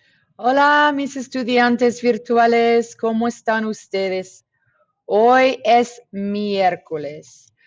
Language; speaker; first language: Spanish; non-native, fluent; English